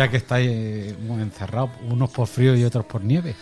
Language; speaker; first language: Spanish; native; Spanish